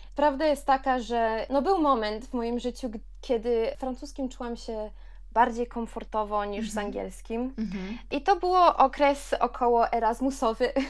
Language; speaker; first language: Polish; early bilingual, heritage; Polish